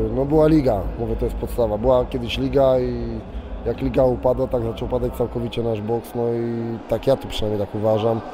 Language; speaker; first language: Polish; native; Polish